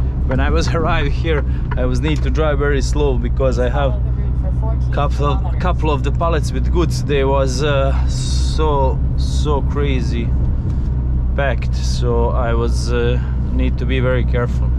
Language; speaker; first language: English; non-native, learner; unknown